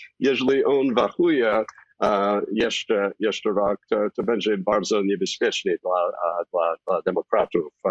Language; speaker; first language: Polish; non-native, fluent; English